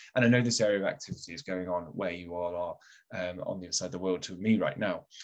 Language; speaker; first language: English; native; English